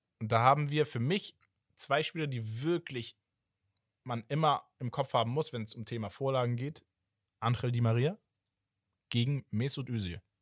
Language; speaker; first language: German; early bilingual, other home language; Portuguese